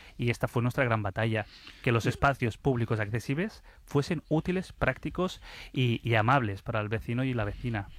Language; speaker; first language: Spanish; early bilingual, other home language; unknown